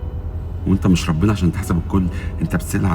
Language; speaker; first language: Arabic; native; Arabic